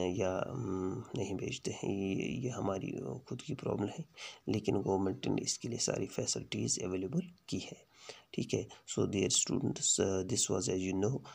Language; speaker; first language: Urdu; non-native, local second language; Kashmiri